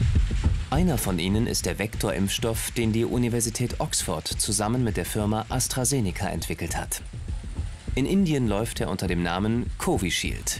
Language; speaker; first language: German; native; German